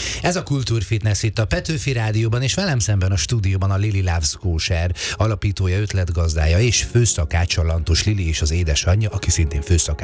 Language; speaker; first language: Hungarian; native; Hungarian